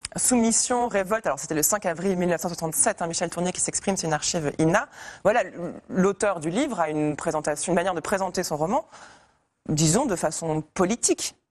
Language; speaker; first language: French; native; French